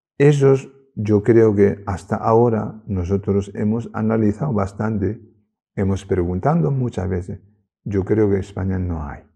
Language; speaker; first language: Spanish; non-native, learner; Tibetan